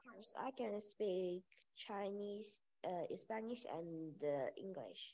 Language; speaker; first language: English; non-native, learner; Spanish